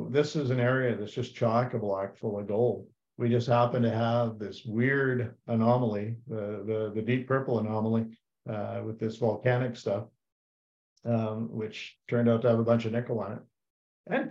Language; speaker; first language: English; native; English